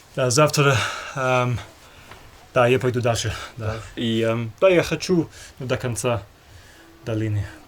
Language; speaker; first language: Russian; non-native, learner; English